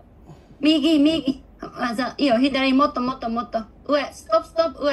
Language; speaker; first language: Japanese; non-native, fluent; Bangla